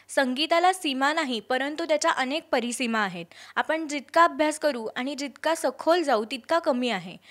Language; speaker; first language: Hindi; non-native, local second language; Marathi